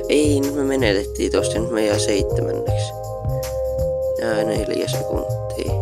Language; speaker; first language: Finnish; native; Finnish